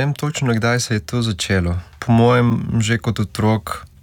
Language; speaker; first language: Slovenian; non-native, fluent; Spanish